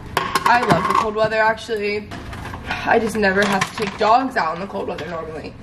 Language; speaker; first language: English; native; English